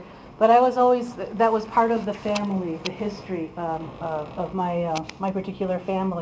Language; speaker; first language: English; early bilingual, other home language; Spanish